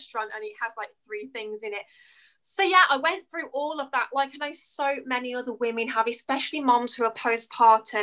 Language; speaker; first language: English; native; English